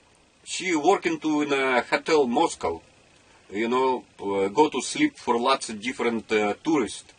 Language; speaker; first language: English; non-native, learner; Russian